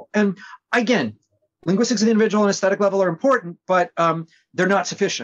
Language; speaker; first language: English; native; English